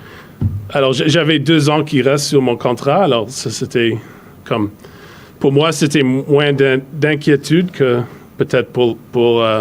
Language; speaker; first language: French; non-native, fluent; English